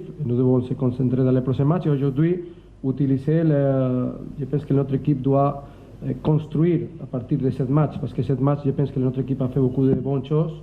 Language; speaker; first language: French; non-native, learner; Spanish